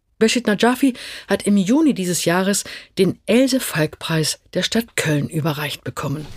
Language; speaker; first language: German; native; German